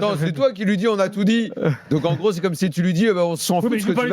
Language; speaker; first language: French; native; French